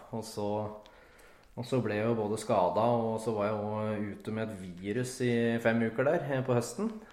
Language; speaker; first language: Norwegian; native; Norwegian